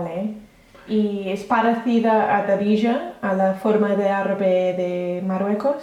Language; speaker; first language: Spanish; non-native, learner; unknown